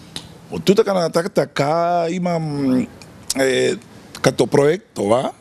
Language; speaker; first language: Bulgarian; non-native, learner; Spanish